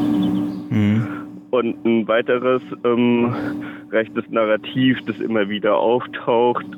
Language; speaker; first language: German; native; German